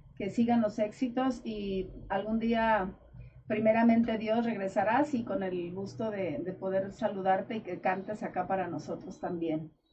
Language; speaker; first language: Spanish; native; Spanish